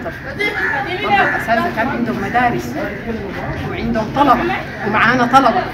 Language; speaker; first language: Arabic; native; Arabic